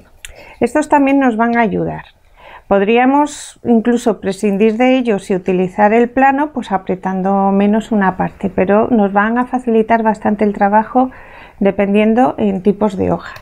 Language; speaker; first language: Spanish; native; Spanish